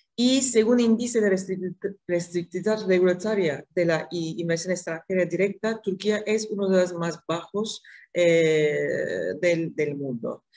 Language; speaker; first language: Spanish; non-native, fluent; Turkish